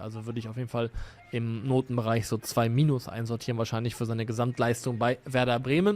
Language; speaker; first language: German; native; German